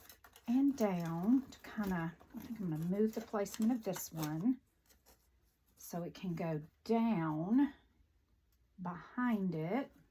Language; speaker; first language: English; native; English